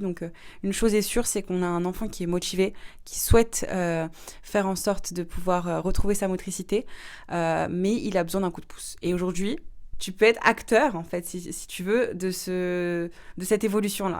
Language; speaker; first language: French; native; French